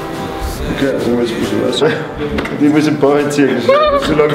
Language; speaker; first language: German; native; German